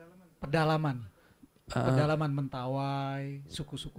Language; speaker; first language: Indonesian; native; Indonesian